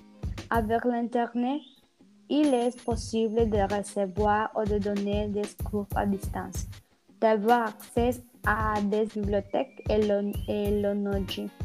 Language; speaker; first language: French; non-native, learner; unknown